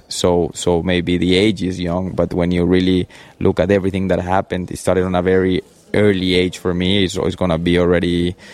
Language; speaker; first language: English; early bilingual, other home language; Spanish